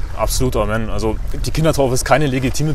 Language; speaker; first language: German; native; German